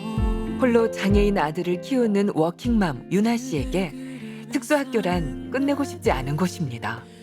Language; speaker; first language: Korean; native; Korean